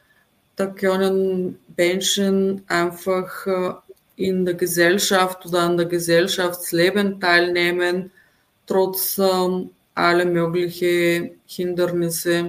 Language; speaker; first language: German; non-native, fluent; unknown